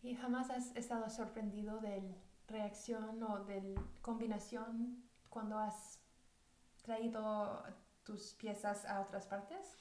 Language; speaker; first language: Spanish; early bilingual, other home language; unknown